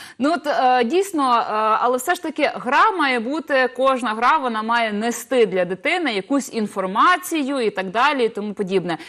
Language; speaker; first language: Ukrainian; native; Ukrainian